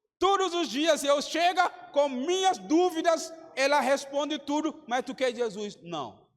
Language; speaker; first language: Portuguese; non-native, fluent; Mandingo